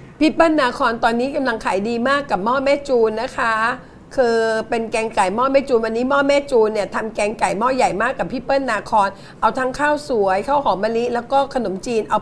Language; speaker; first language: Thai; native; Thai